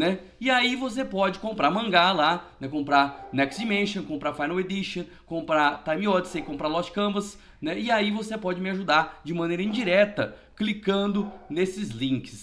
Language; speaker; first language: Portuguese; native; Portuguese